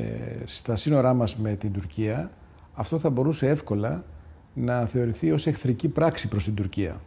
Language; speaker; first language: Greek; native; Greek